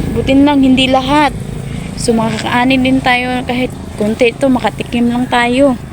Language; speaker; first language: Filipino; non-native, local second language; Hiligaynon